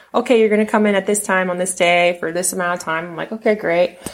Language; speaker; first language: English; native; English